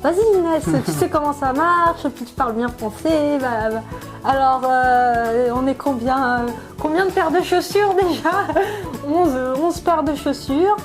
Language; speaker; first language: French; native; French